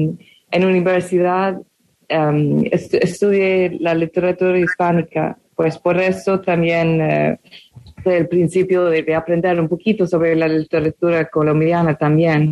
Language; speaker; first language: Spanish; non-native, fluent; English